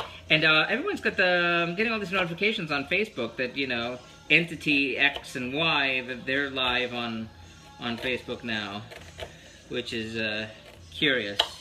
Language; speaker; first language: English; early bilingual, other home language; Spanish